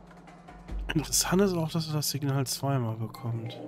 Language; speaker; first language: German; native; German